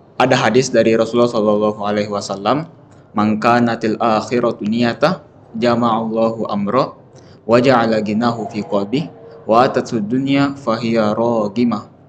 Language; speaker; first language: Indonesian; native; Indonesian